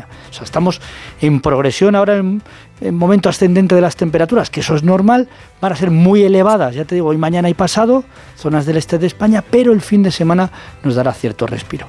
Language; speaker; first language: Spanish; native; Spanish